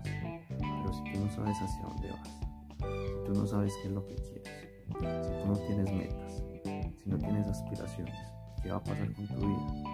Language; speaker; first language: Spanish; native; Spanish